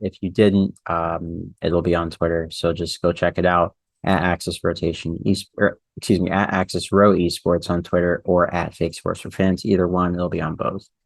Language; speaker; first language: English; native; English